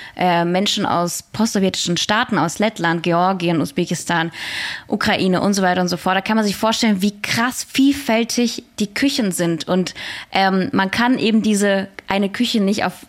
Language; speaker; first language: German; early bilingual, other home language; Russian